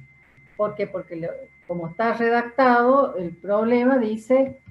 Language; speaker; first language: Spanish; native; Spanish